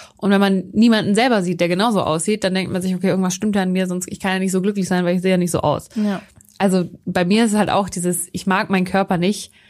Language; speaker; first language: German; native; German